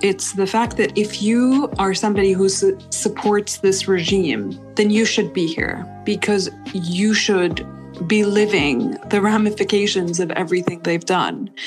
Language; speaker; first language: English; non-native, fluent; Arabic